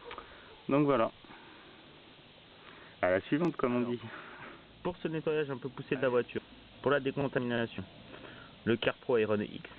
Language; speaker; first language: French; native; French